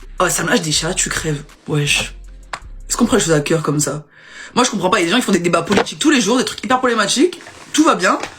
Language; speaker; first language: French; native; French